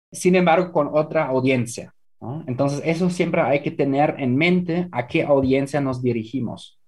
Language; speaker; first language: Spanish; non-native, fluent; German